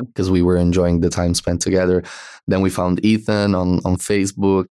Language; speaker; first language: English; non-native, fluent; Italian